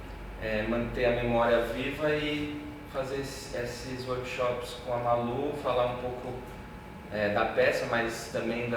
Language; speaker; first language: Portuguese; native; Portuguese